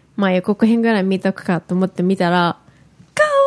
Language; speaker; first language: Japanese; native; Japanese